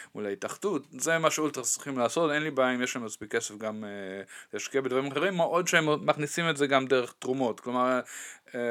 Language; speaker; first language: Hebrew; non-native, fluent; German